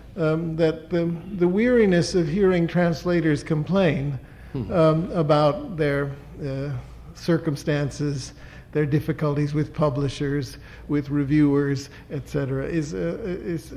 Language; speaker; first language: English; native; English